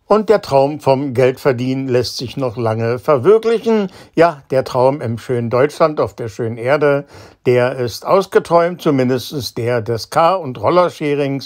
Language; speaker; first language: German; native; German